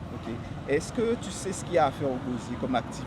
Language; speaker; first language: French; native; French